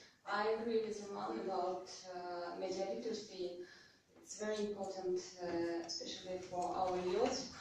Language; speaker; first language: English; non-native, learner; Russian